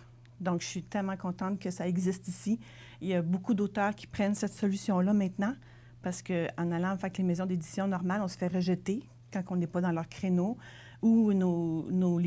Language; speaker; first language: French; native; French